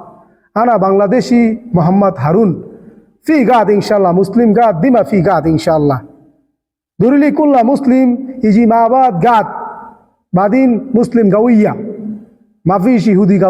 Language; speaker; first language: Arabic; non-native, learner; Bangla